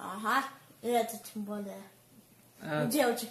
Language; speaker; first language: Russian; early bilingual, heritage; Russian